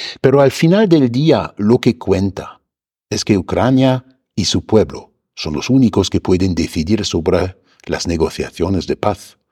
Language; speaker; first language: Spanish; non-native, fluent; German